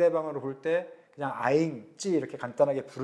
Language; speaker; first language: Korean; native; Korean